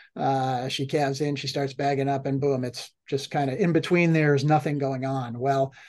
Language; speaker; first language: English; native; English